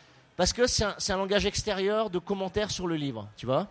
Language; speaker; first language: French; native; French